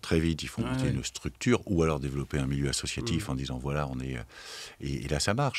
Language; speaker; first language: French; native; French